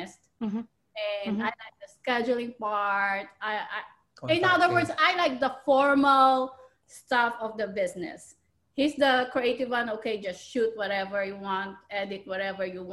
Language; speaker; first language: English; non-native, local second language; Filipino